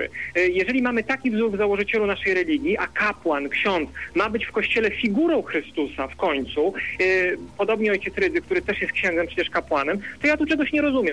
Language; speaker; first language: Polish; native; Polish